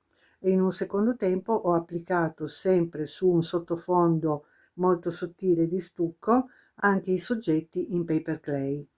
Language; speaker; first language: Italian; native; Italian